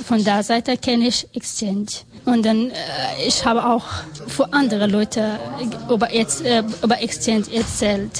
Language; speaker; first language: German; non-native, learner; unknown